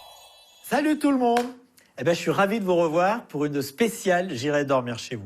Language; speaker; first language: French; native; French